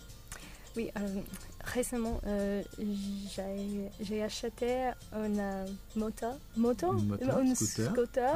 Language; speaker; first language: French; non-native, learner; English